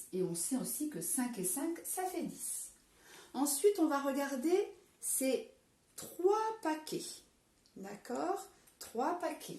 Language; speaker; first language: French; native; French